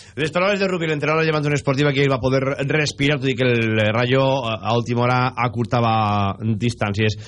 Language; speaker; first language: Catalan; native; Catalan